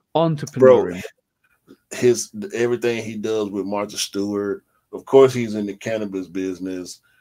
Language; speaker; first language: English; native; English